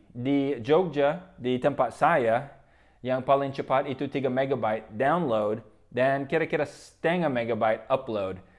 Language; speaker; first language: Indonesian; non-native, fluent; English